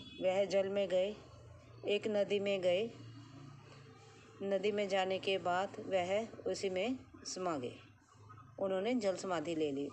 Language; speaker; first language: Hindi; native; Hindi